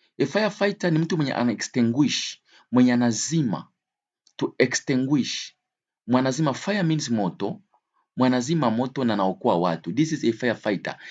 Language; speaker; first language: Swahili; native; Swahili